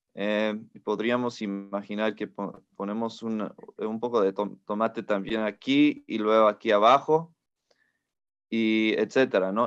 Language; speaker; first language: Spanish; non-native, fluent; English